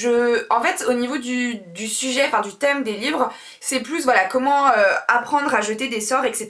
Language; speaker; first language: French; native; French